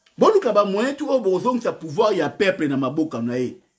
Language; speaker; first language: French; non-native, local second language; Lingala